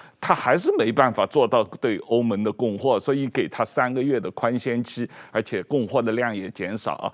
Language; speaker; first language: Chinese; native; Chinese